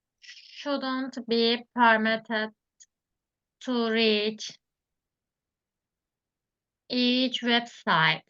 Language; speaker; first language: English; non-native, learner; Turkish